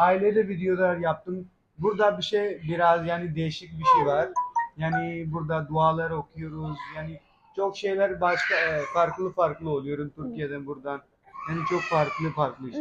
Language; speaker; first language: Turkish; non-native, learner; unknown